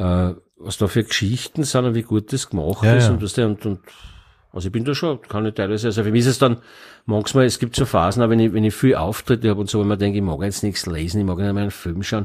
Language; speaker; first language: German; native; German